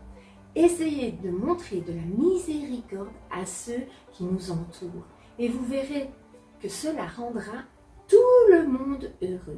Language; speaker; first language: French; native; French